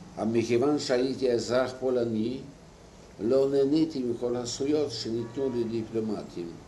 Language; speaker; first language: Hebrew; non-native, fluent; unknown